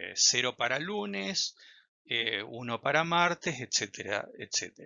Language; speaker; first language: Spanish; native; Spanish